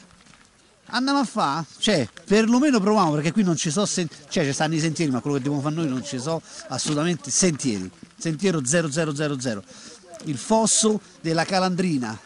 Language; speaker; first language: Italian; native; Italian